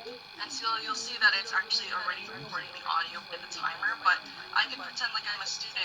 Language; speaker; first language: English; native; English